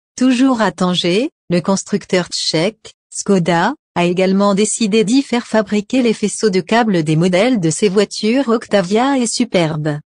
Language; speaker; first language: French; non-native, local second language; Arabic